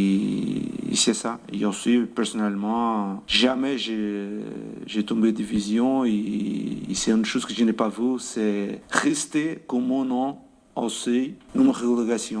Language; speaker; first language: French; non-native, fluent; Portuguese